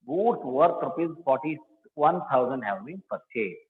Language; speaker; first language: English; non-native, local second language; Kannada